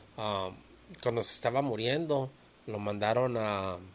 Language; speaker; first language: Spanish; early bilingual, other home language; English